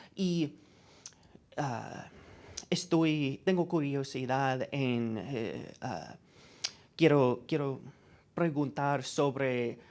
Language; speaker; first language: Spanish; non-native, learner; English